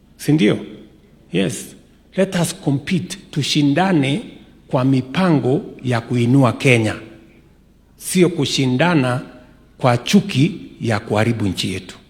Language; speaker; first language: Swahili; non-native, local second language; Kalenjin